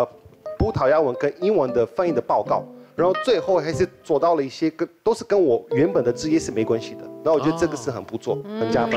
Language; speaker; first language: Chinese; non-native, fluent; Portuguese